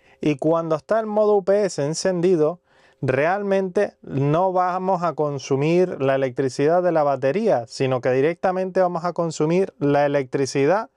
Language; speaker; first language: Spanish; native; Spanish